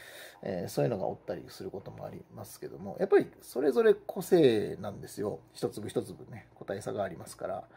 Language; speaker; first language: Japanese; native; Japanese